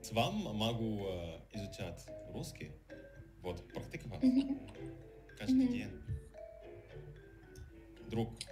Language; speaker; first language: Russian; non-native, learner; Indonesian